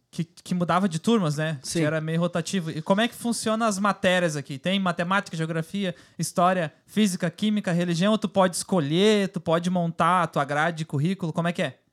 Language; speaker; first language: Portuguese; native; Portuguese